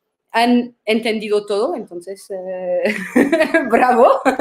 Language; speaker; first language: Spanish; non-native, fluent; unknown